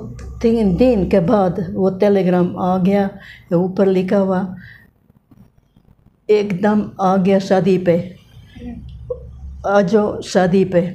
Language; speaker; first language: Hindi; non-native, learner; Bosnian